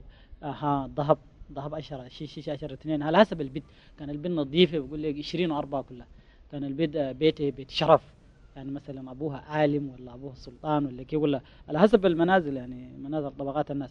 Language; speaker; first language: Arabic; native; Arabic